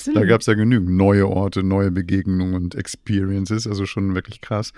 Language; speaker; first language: German; native; German